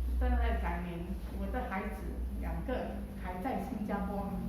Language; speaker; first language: Chinese; early bilingual, heritage; Chinese